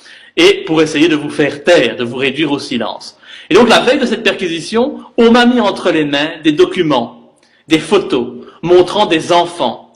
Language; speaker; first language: French; native; French